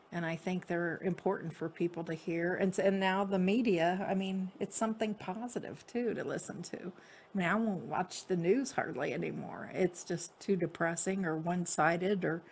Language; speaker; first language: English; native; English